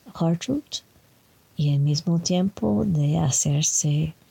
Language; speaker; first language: Spanish; non-native, fluent; French